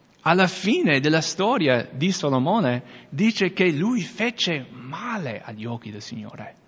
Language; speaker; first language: Italian; non-native, fluent; English